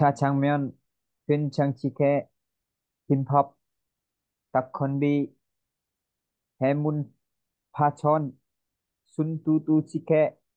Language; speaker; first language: Korean; non-native, learner; Vietnamese